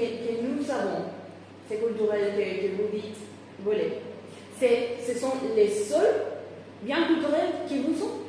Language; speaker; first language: French; non-native, fluent; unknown